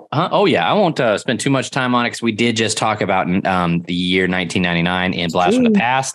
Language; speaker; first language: English; native; English